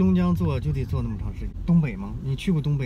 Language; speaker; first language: Chinese; native; Chinese